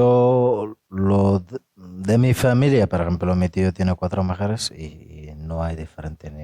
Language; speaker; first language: Spanish; non-native, fluent; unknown